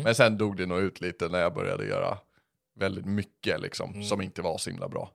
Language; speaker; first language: Swedish; early bilingual, other home language; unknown